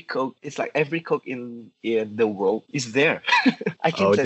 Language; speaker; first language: English; non-native, learner; Indonesian